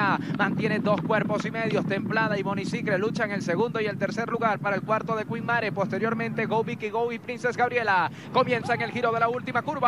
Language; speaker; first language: Spanish; native; Spanish